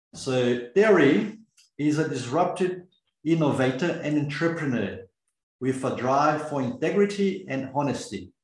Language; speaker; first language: English; non-native, fluent; Portuguese